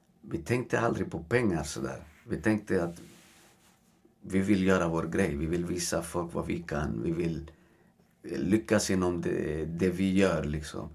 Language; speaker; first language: Swedish; early bilingual, other home language; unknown